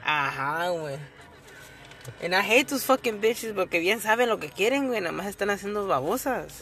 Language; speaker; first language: Spanish; early bilingual, heritage; Spanish